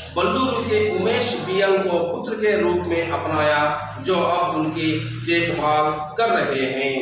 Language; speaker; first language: Hindi; non-native, local second language; Kannada